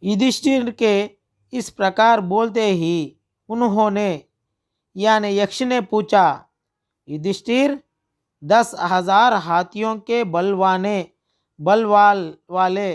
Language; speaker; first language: Hindi; non-native, local second language; Telugu